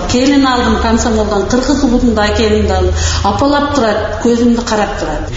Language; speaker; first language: Kyrgyz; non-native, local second language; Karachay-Balkar